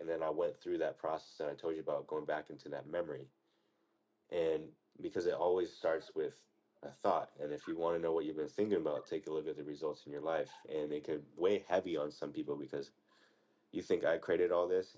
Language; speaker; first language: English; native; English